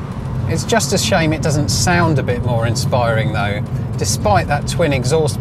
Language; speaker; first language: English; native; English